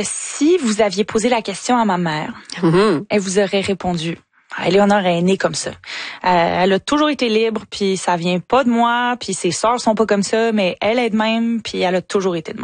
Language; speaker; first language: French; native; French